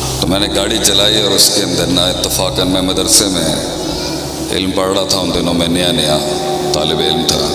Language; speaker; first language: Urdu; non-native, local second language; Punjabi